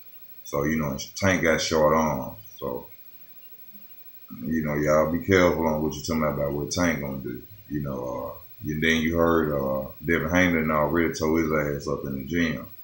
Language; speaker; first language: English; native; English